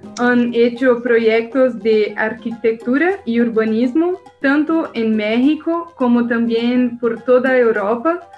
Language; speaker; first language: Spanish; non-native, learner; Portuguese